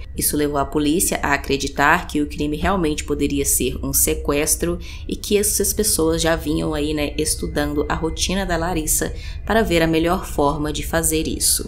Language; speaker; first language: Portuguese; native; Portuguese